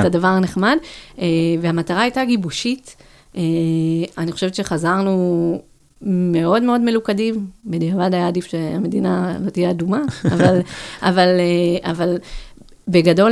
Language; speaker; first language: Hebrew; native; Hebrew